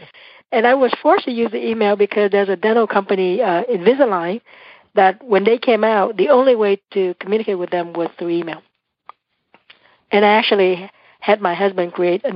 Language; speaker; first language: English; non-native, fluent; Vietnamese